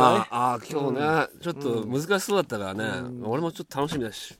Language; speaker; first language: Japanese; native; Japanese